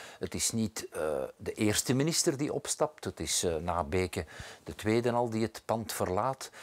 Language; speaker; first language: Dutch; native; Dutch